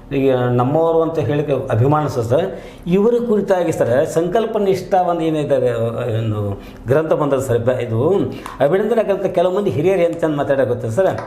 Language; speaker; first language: Kannada; native; Kannada